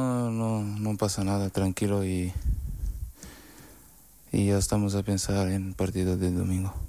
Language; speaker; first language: Spanish; non-native, learner; Portuguese